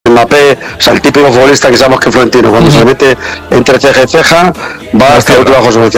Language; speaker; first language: Spanish; native; Spanish